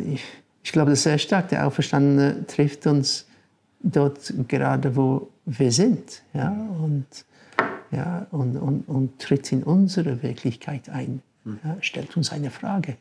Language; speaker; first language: German; non-native, fluent; English